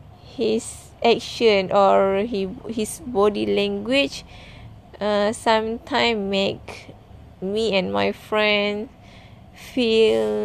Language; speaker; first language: English; non-native, learner; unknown